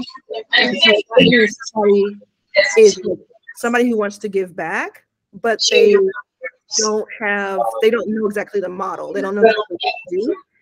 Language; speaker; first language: English; native; English